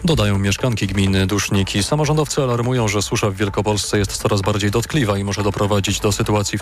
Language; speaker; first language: Polish; native; Polish